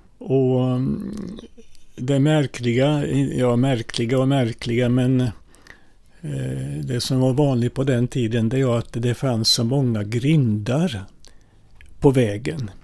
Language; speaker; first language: Swedish; early bilingual, other home language; Finnish